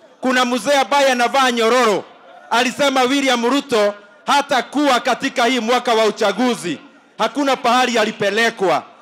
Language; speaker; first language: Swahili; non-native, local second language; Kikuyu